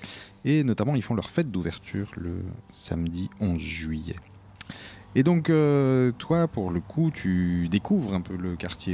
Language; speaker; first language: French; native; French